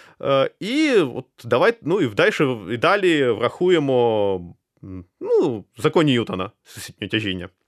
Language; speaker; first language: Ukrainian; native; Ukrainian